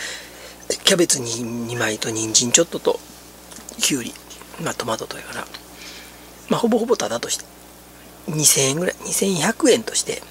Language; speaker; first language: Japanese; native; Japanese